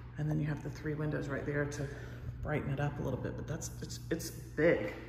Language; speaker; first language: English; native; English